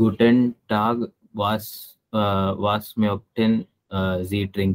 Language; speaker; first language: German; non-native, learner; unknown